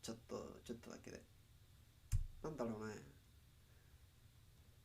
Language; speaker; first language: Japanese; non-native, learner; Spanish